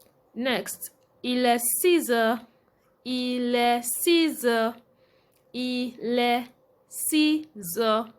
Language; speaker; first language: French; non-native, fluent; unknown